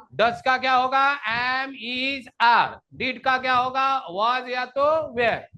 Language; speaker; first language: Hindi; non-native, local second language; Marathi